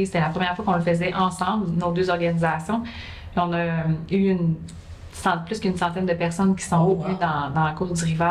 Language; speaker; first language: French; native; French